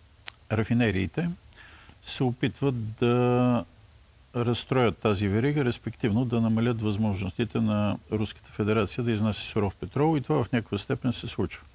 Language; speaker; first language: Bulgarian; native; Bulgarian